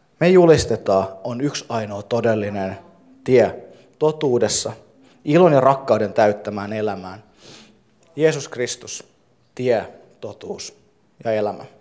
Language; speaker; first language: Finnish; native; Finnish